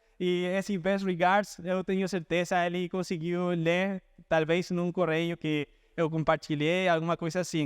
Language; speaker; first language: Portuguese; non-native, fluent; Spanish